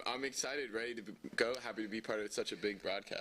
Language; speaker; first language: English; native; English